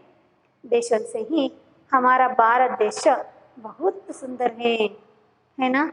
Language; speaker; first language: Hindi; non-native, local second language; Kannada